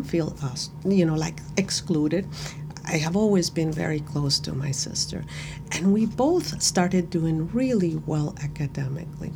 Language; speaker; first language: English; non-native, fluent; Spanish